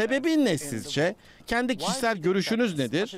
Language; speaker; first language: Turkish; native; Turkish